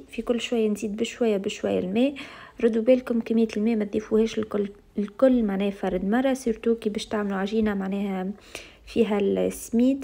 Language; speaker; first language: Arabic; native; Arabic